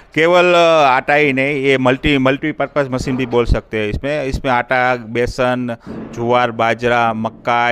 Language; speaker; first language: Hindi; non-native, local second language; Gujarati